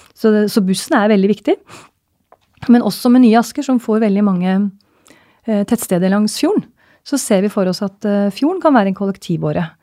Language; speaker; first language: Norwegian; native; Norwegian